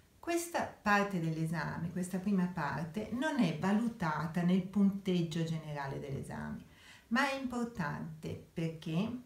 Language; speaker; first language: Italian; native; Italian